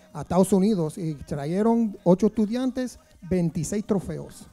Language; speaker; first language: Spanish; native; Spanish